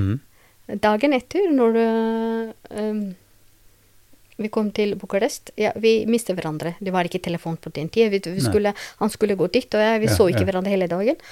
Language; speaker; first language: Norwegian; non-native, learner; Albanian